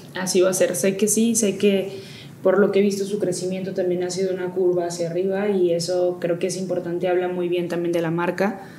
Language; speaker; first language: Spanish; native; Spanish